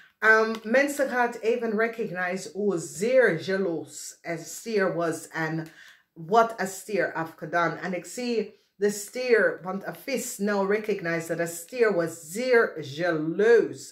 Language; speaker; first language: Dutch; non-native, fluent; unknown